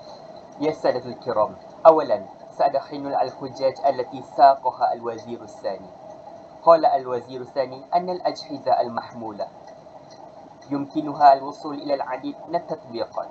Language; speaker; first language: Arabic; non-native, learner; Malay